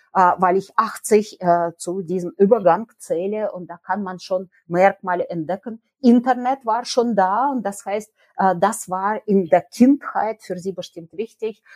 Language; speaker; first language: German; non-native, fluent; Russian